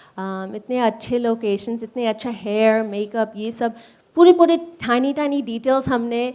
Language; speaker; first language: Hindi; early bilingual, heritage; Punjabi